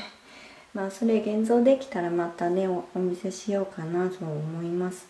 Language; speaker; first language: Japanese; native; Japanese